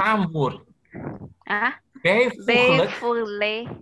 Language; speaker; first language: Dutch; non-native, fluent; Indonesian